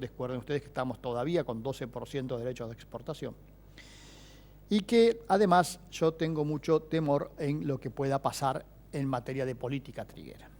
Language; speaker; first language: Spanish; native; Spanish